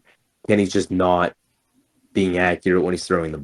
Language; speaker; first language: English; native; English